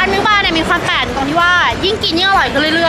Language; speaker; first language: Thai; native; Thai